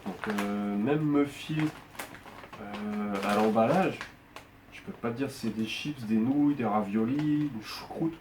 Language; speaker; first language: French; native; French